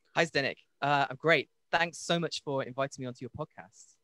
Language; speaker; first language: English; native; English